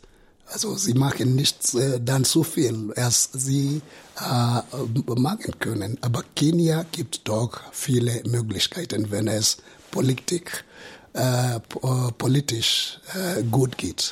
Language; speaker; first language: German; non-native, fluent; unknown